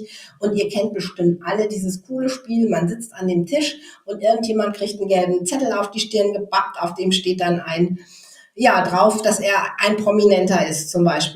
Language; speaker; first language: German; native; German